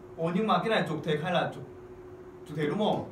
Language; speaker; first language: Vietnamese; non-native, fluent; Korean